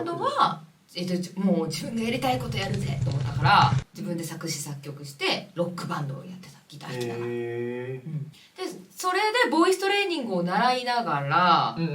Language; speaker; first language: Japanese; native; Japanese